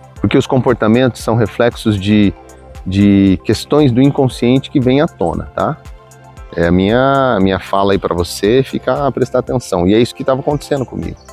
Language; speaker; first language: Portuguese; native; Portuguese